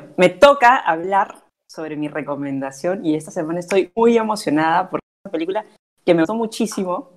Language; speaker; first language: Spanish; native; Spanish